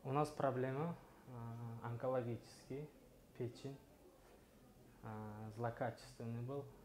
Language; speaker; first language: Russian; non-native, learner; Uzbek